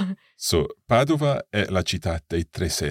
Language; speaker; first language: Italian; non-native, fluent; English